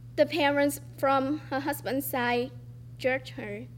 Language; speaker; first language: English; non-native, fluent; Vietnamese